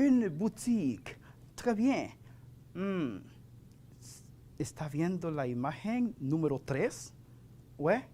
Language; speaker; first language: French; non-native, fluent; Spanish